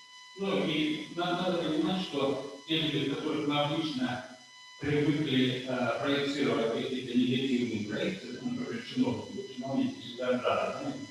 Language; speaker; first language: Russian; native; Russian